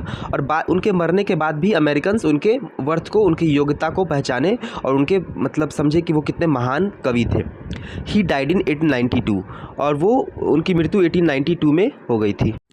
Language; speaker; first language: Hindi; native; Hindi